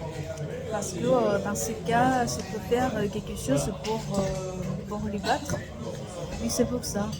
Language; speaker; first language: French; non-native, learner; Korean